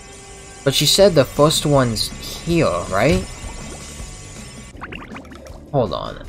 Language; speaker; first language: English; native; English